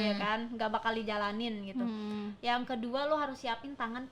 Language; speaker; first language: Indonesian; native; Indonesian